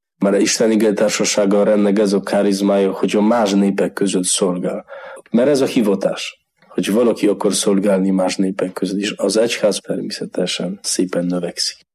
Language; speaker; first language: Hungarian; non-native, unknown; Polish